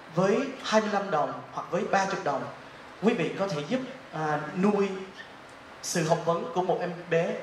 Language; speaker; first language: Vietnamese; early bilingual, heritage; Vietnamese